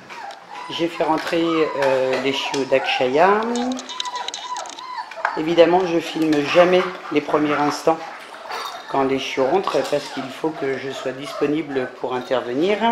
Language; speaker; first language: French; native; French